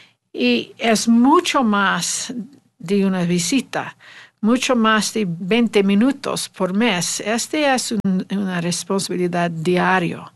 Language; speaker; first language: Spanish; non-native, learner; English